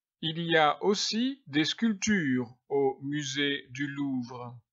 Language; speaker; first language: French; native; French